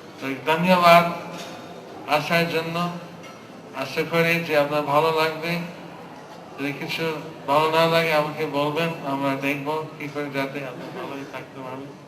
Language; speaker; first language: Bangla; non-native, fluent; English